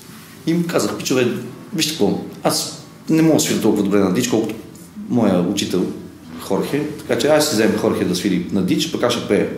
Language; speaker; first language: Bulgarian; native; Bulgarian